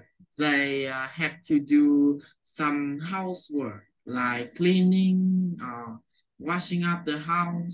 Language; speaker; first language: English; non-native, learner; Vietnamese